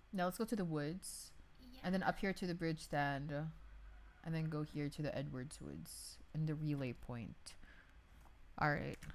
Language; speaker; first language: English; non-native, local second language; Filipino